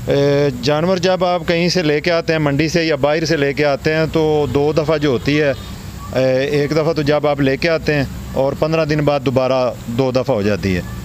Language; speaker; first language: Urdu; non-native, local second language; Punjabi